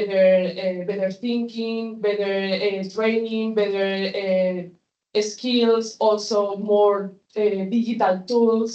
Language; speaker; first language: English; non-native, fluent; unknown